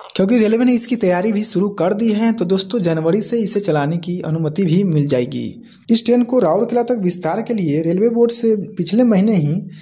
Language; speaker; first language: Hindi; native; Hindi